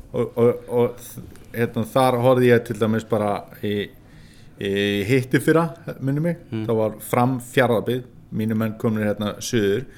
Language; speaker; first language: Icelandic; native; Icelandic